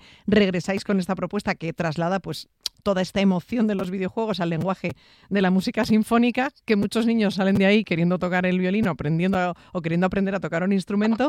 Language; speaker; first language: Spanish; native; Spanish